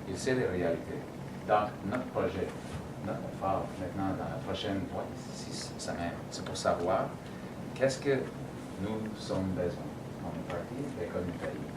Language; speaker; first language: French; non-native, learner; English